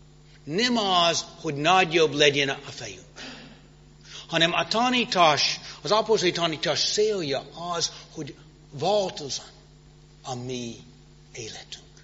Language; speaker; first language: Hungarian; non-native, fluent; English